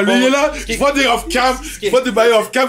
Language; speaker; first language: French; native; French